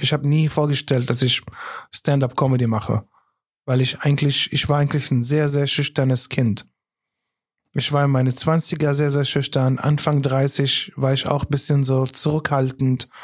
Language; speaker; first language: German; non-native, fluent; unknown